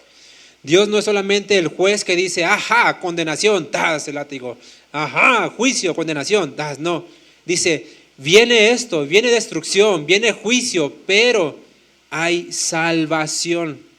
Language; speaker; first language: Spanish; native; Spanish